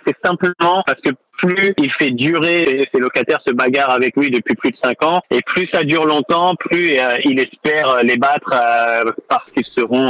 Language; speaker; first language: French; native; French